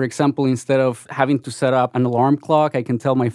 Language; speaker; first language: English; non-native, fluent; Spanish